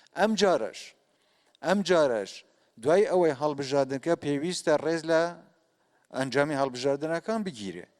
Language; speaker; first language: Central Kurdish; non-native, local second language; Kurdish